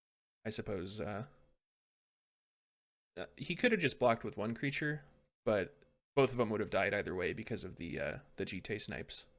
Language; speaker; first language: English; native; English